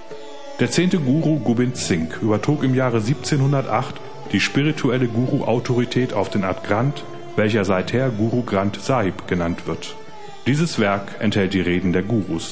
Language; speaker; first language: German; native; German